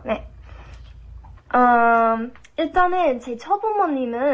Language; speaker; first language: Korean; non-native, fluent; English